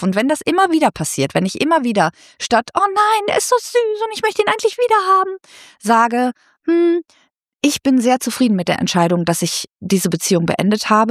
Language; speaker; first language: German; native; German